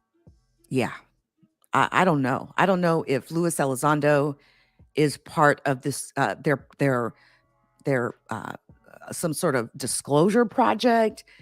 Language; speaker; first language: English; native; English